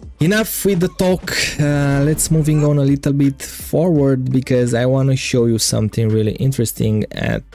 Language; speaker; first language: English; non-native, fluent; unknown